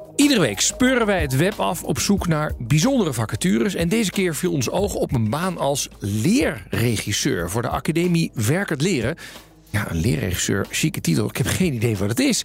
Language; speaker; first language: Dutch; native; Dutch